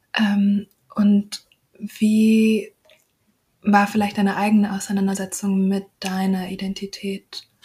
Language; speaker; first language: German; native; German